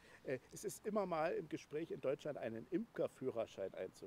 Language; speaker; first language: German; native; German